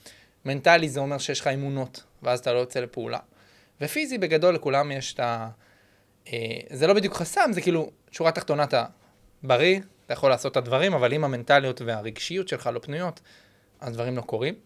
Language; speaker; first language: Hebrew; native; Hebrew